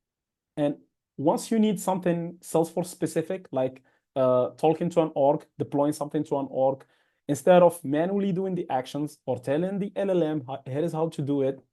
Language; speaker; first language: English; non-native, fluent; Arabic